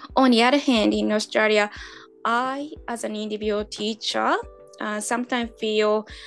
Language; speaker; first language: English; non-native, fluent; Japanese